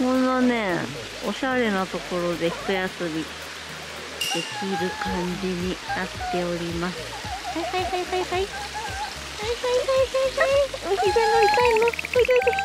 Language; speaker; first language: Japanese; native; Japanese